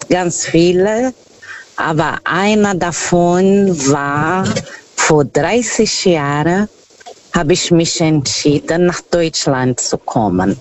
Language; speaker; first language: German; non-native, learner; Portuguese